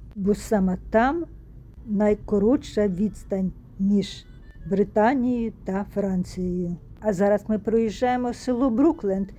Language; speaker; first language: Ukrainian; native; Ukrainian